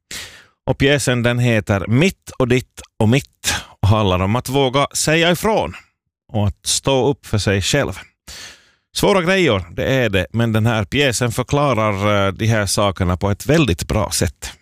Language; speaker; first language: Swedish; native; Swedish